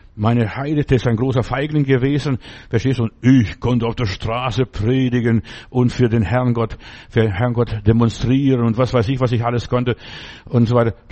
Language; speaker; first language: German; early bilingual, other home language; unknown